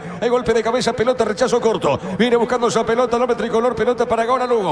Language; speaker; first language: Spanish; native; Spanish